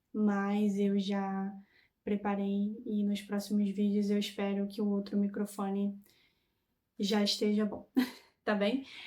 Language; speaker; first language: Portuguese; native; Portuguese